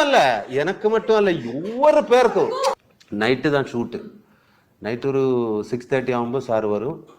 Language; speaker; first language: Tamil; non-native, learner; Malayalam